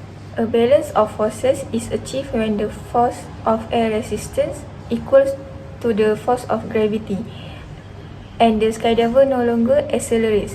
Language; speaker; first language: English; non-native, local second language; Malay